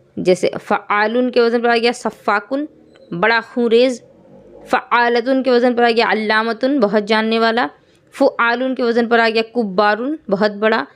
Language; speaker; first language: Urdu; native; Urdu